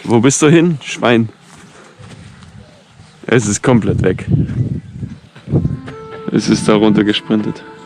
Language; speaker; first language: German; native; German